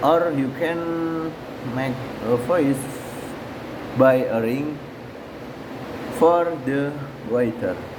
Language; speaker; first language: English; non-native, learner; Indonesian